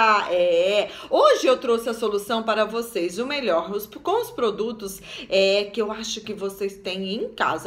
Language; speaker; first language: Portuguese; native; Portuguese